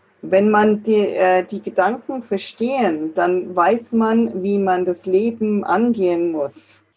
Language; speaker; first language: German; non-native, fluent; English